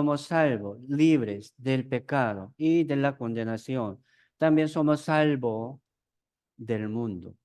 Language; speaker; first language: Spanish; non-native, fluent; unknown